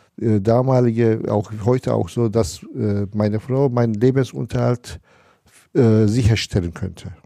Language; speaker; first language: German; non-native, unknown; Turkish